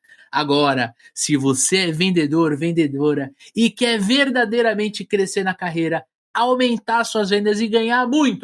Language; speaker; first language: Portuguese; native; Portuguese